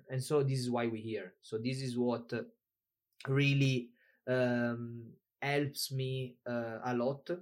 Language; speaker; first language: English; non-native, fluent; Italian